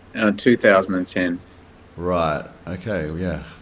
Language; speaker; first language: English; native; English